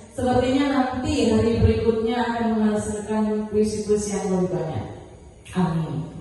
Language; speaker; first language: Indonesian; native; Indonesian